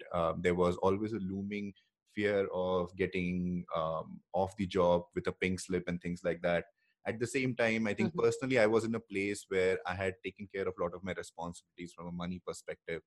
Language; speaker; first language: English; non-native, local second language; Hindi